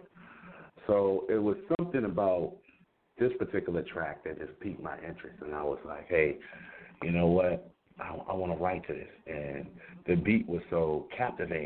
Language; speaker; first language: English; native; English